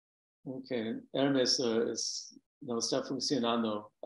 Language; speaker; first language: Spanish; non-native, fluent; English